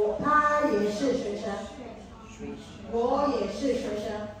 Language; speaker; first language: Chinese; non-native, fluent; Filipino